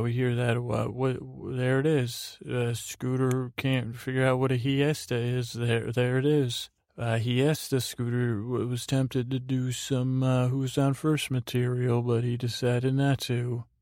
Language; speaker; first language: English; native; English